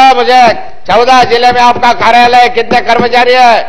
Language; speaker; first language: Hindi; non-native, local second language; Marathi